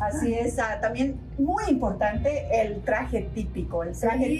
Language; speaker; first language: Spanish; native; Spanish